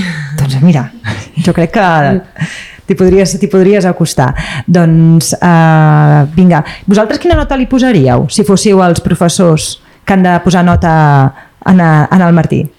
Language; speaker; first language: Catalan; native; Catalan